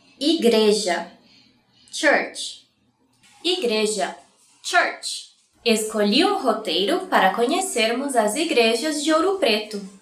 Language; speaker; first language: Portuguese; native; Portuguese